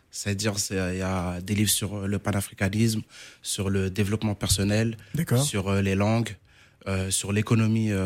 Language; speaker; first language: French; native; French